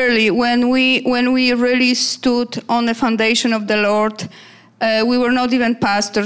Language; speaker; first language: English; non-native, fluent; Polish